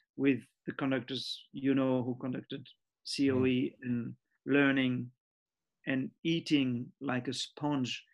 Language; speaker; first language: English; early bilingual, other home language; French